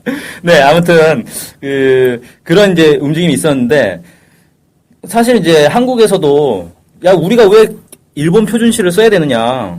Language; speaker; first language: Korean; native; Korean